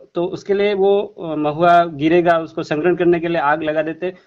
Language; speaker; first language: Hindi; native; Hindi